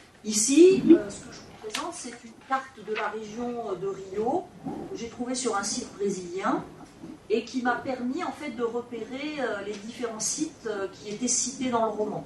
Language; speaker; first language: French; native; French